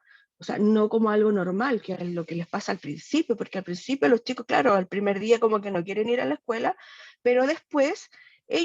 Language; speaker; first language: Spanish; native; Spanish